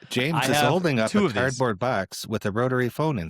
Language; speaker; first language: English; native; English